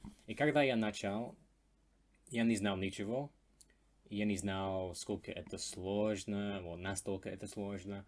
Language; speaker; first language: Russian; non-native, fluent; English